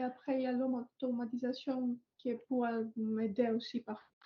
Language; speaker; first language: French; non-native, fluent; Greek